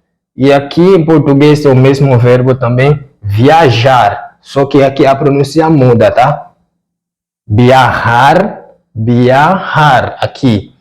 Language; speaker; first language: Portuguese; non-native, fluent; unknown